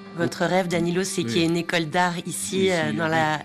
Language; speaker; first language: French; native; French